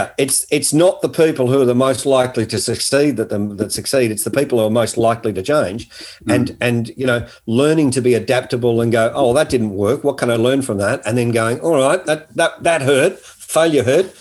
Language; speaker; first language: English; native; English